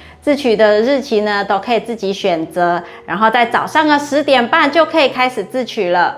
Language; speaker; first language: Chinese; native; Chinese